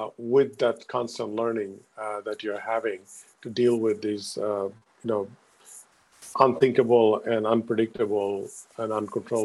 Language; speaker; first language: English; non-native, local second language; Bangla